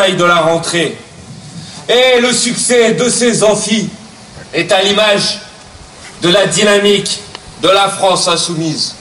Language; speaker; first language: French; native; French